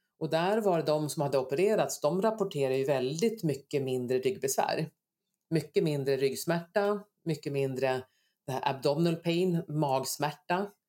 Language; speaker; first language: Swedish; native; Swedish